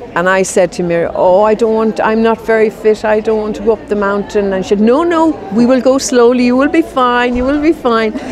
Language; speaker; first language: English; native; English